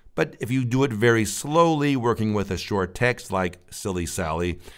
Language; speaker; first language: English; native; English